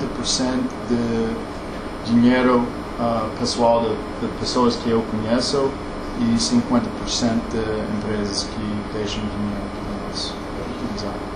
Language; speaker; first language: Portuguese; non-native, learner; English